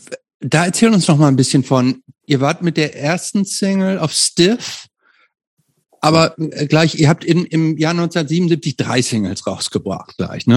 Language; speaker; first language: German; native; German